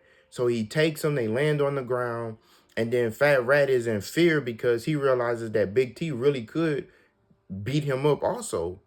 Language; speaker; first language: English; native; English